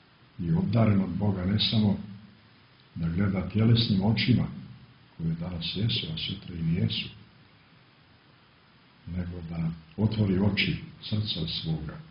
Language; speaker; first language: Croatian; native; Croatian